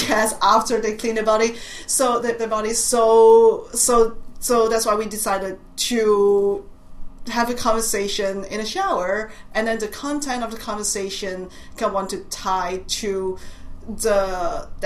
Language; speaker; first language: English; non-native, local second language; Cantonese